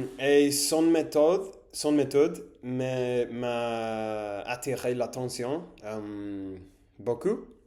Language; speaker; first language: French; non-native, learner; English